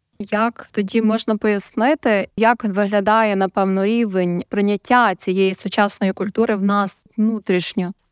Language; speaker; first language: Ukrainian; native; Ukrainian